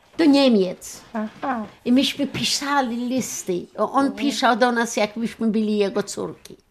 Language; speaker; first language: Polish; non-native, local second language; Yiddish